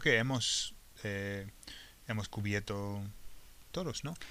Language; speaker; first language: Spanish; non-native, fluent; English